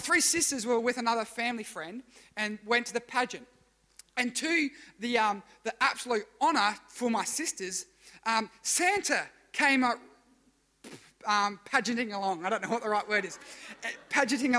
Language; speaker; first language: English; native; English